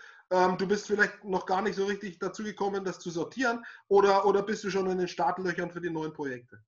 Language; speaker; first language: German; native; German